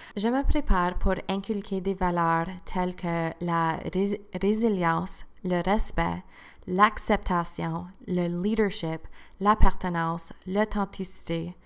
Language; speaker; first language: French; native; French